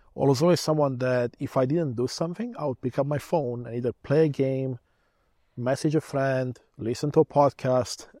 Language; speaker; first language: English; early bilingual, other home language; Romanian